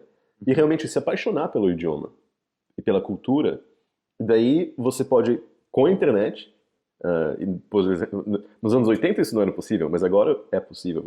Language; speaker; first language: Portuguese; native; Portuguese